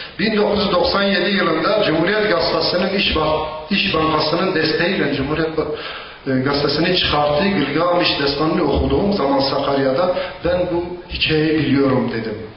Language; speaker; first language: Turkish; non-native, local second language; Zaza